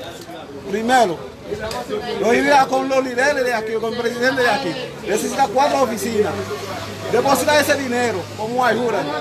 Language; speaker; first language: Spanish; non-native, learner; Haitian Creole